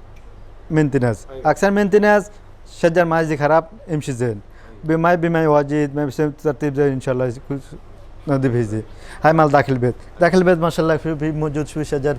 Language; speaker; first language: Arabic; non-native, learner; Bangla